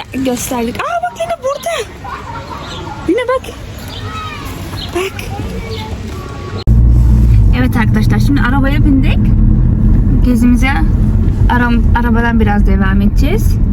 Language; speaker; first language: Turkish; early bilingual, heritage; Turkish